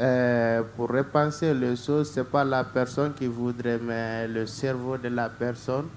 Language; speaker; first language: French; non-native, learner; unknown